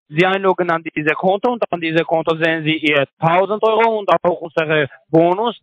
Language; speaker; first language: German; non-native, learner; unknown